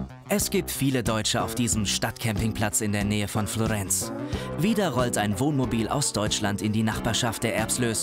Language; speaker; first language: German; native; German